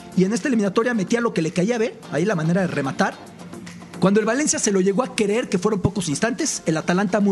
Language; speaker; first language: Spanish; native; Spanish